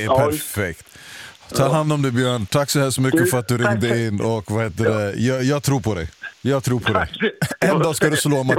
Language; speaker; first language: Swedish; native; Swedish